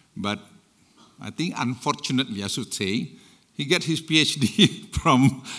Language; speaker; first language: English; non-native, fluent; Indonesian